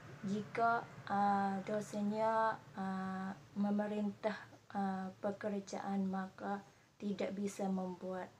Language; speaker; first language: Indonesian; non-native, learner; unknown